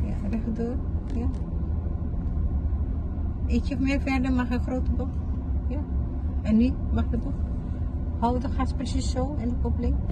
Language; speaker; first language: Dutch; non-native, fluent; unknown